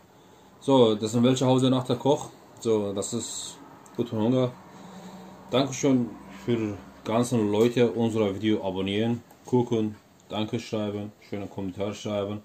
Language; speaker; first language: German; non-native, learner; Turkish